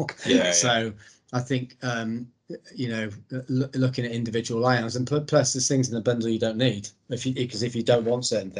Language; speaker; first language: English; native; English